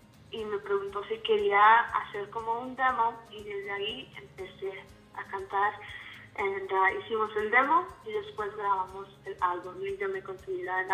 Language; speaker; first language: Spanish; early bilingual, heritage; Spanish